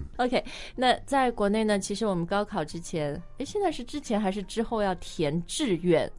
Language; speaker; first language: Chinese; native; Chinese